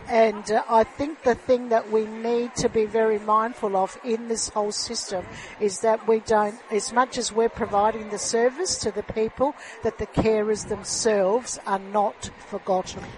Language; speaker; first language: English; early bilingual, other home language; Italian